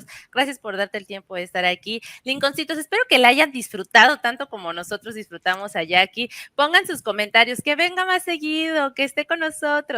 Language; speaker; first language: Spanish; native; Spanish